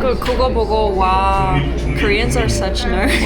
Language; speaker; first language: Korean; non-native, fluent; Ukrainian